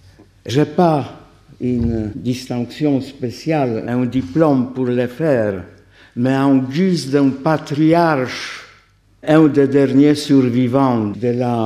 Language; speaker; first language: French; non-native, fluent; Polish